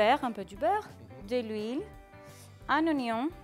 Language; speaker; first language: French; non-native, learner; Greek